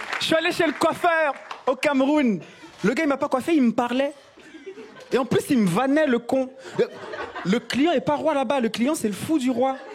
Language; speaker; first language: French; non-native, local second language; Kinyarwanda